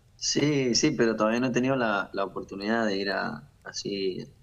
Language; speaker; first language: Spanish; native; Spanish